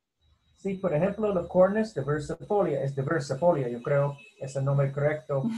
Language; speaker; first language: Spanish; non-native, fluent; English